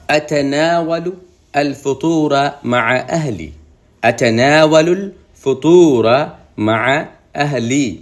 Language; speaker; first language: Arabic; non-native, fluent; Bangla